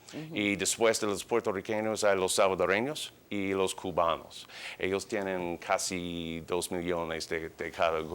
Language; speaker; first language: Spanish; early bilingual, heritage; English